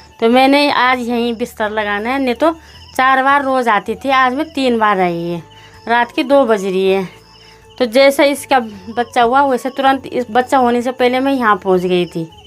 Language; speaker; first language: Hindi; non-native, local second language; Garhwali